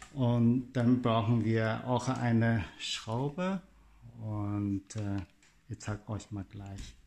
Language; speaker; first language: German; non-native, learner; Chinese